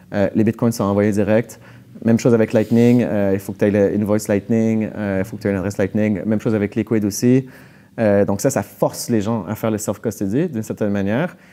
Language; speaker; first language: French; native; French